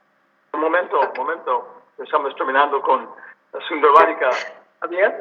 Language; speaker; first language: Spanish; non-native, learner; English